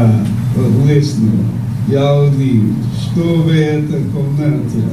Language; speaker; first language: Russian; non-native, learner; English